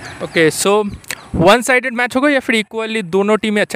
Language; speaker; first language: Hindi; native; Hindi